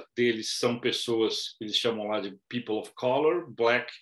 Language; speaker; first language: Portuguese; native; Portuguese